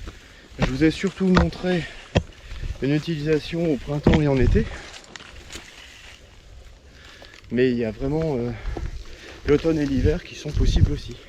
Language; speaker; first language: French; native; French